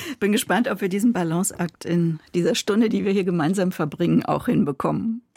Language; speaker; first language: German; native; German